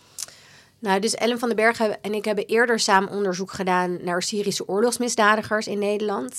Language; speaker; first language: Dutch; native; Dutch